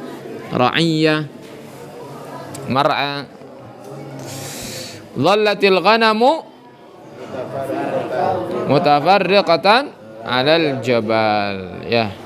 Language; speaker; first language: Arabic; non-native, fluent; Sundanese